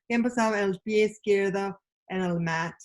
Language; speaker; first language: Spanish; non-native, learner; English